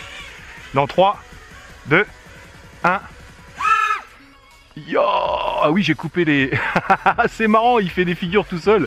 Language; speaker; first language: French; native; French